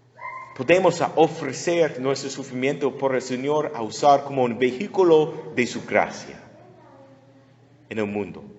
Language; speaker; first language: Spanish; non-native, fluent; English